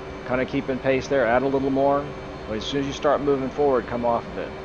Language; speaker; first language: English; native; English